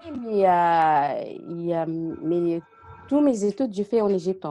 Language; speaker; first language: French; non-native, learner; Arabic